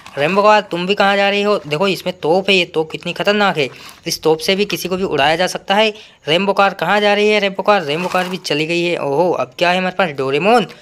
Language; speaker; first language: Hindi; native; Hindi